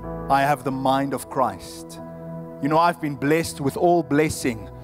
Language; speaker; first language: English; non-native, local second language; Afrikaans